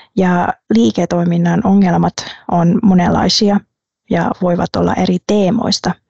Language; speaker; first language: Finnish; non-native, fluent; Vietnamese